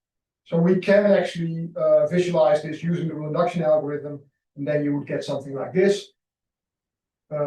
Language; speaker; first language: English; non-native, fluent; Dutch